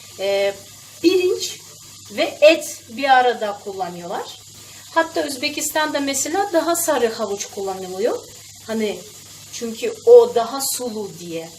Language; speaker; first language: Turkish; non-native, fluent; Russian